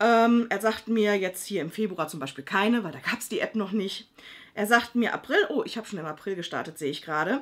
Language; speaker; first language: German; native; German